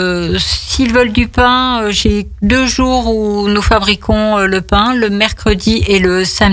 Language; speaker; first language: French; native; French